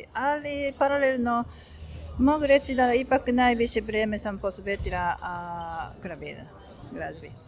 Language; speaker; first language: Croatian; non-native, learner; Japanese